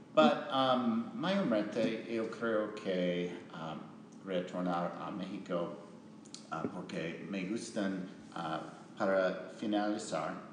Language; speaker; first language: Spanish; non-native, learner; English